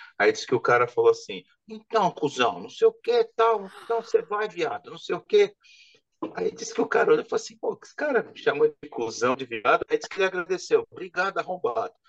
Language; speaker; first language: Portuguese; native; Portuguese